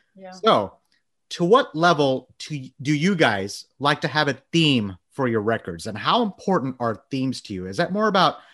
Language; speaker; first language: English; early bilingual, other home language; Bangla